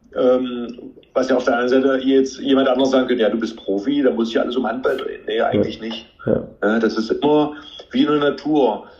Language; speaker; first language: German; native; German